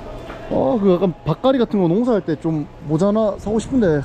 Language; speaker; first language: Korean; native; Korean